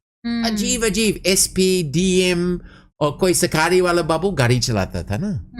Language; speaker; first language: Hindi; non-native, fluent; English